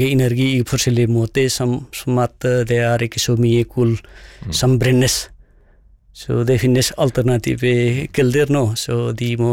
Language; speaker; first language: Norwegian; non-native, fluent; Nepali